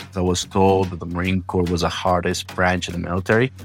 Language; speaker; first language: English; early bilingual, other home language; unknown